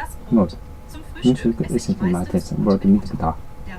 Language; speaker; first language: German; non-native, learner; Japanese